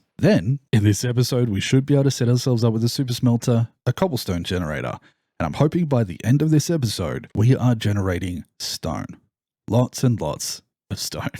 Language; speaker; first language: English; native; English